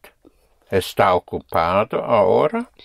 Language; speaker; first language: Spanish; non-native, fluent; English